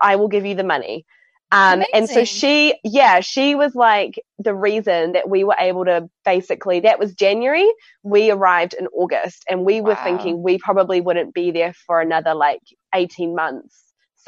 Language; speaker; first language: English; native; English